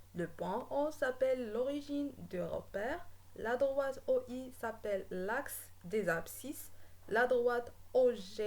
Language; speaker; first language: French; non-native, local second language; Arabic